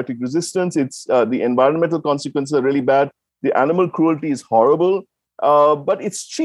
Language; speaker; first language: English; non-native, local second language; Tamil